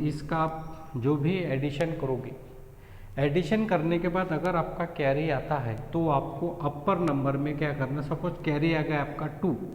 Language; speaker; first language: Hindi; non-native, local second language; Marathi